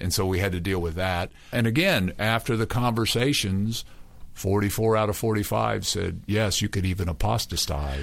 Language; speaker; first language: English; native; English